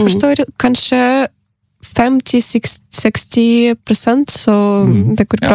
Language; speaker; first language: Norwegian; non-native, learner; Ukrainian